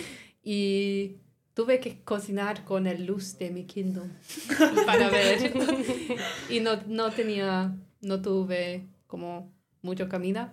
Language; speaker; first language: Spanish; non-native, learner; English